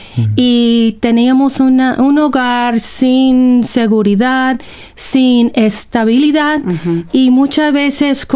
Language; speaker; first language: Spanish; non-native, fluent; English